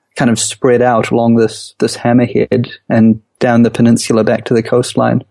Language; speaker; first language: English; native; English